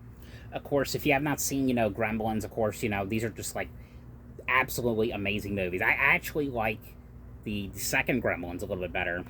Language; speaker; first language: English; native; English